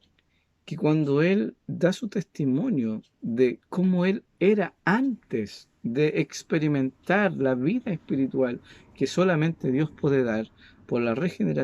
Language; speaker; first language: Spanish; native; Spanish